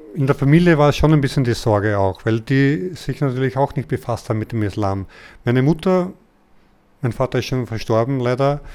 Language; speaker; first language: German; native; German